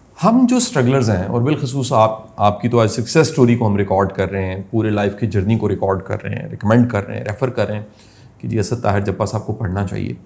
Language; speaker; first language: Urdu; non-native, local second language; Punjabi